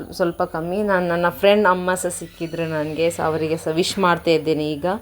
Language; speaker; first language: Kannada; non-native, local second language; Konkani